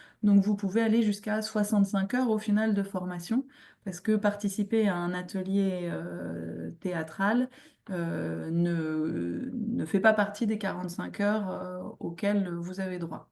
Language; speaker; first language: French; native; French